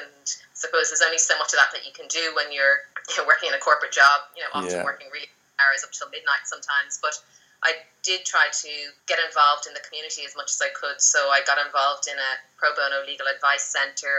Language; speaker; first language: English; native; English